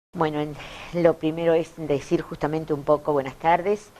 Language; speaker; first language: Spanish; native; Spanish